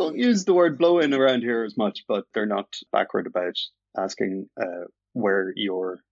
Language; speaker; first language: English; native; English